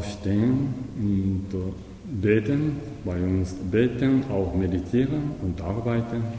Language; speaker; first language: German; non-native, learner; Japanese